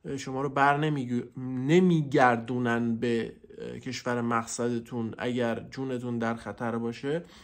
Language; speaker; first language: Persian; non-native, local second language; Central Kurdish